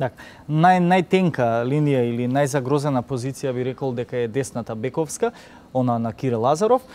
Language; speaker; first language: Macedonian; native; Macedonian